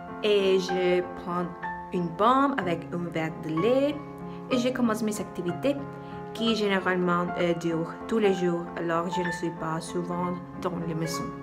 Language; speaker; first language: French; non-native, learner; Spanish